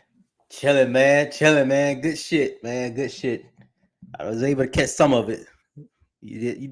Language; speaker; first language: English; native; English